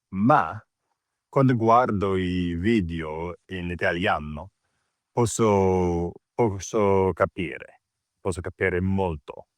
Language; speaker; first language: Italian; non-native, learner; English